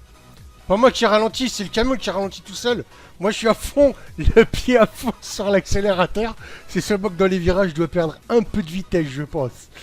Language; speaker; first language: French; native; French